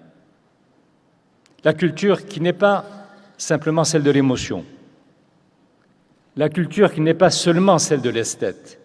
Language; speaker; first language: French; non-native, local second language; Arabic